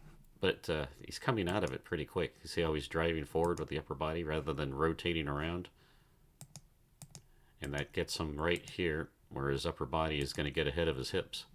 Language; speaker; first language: English; native; English